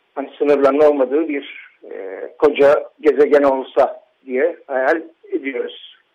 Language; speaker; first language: Turkish; native; Turkish